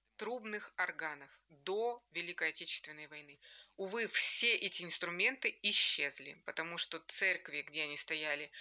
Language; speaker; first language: Russian; native; Russian